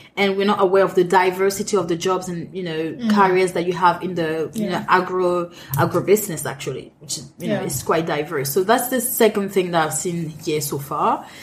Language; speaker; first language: English; non-native, local second language; French